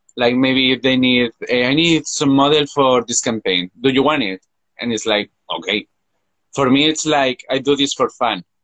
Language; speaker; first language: English; non-native, fluent; Spanish